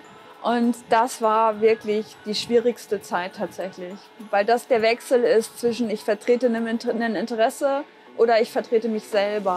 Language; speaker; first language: German; native; German